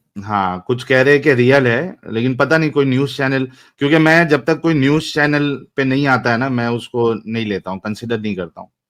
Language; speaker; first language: Hindi; native; Hindi